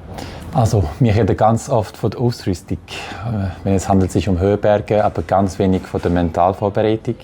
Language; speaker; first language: German; non-native, local second language; French